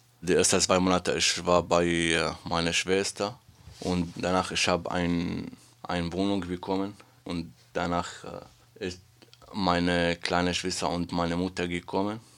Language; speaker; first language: German; non-native, learner; Arabic